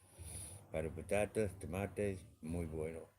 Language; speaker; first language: Spanish; non-native, learner; English